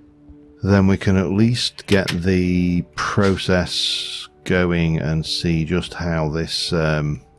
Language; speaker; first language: English; native; English